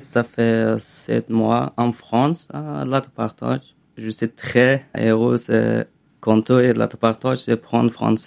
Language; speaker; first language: French; non-native, learner; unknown